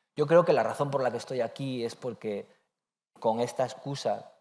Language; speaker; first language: Spanish; native; Spanish